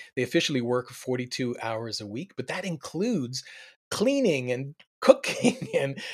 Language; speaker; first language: English; native; English